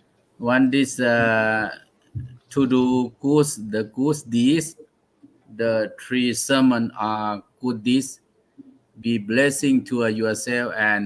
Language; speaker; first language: English; non-native, learner; Thai